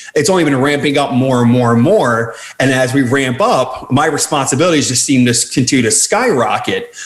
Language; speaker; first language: English; native; English